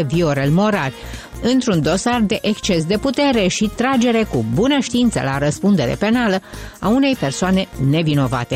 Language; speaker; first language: Romanian; native; Romanian